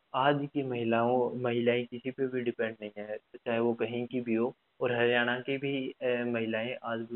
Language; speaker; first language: Hindi; native; Hindi